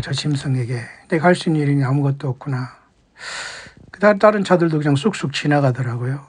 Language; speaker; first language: Korean; native; Korean